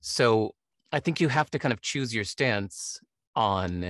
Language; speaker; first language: English; native; English